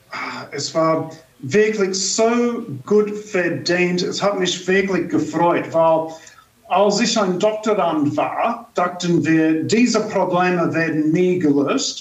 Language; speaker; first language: German; non-native, fluent; English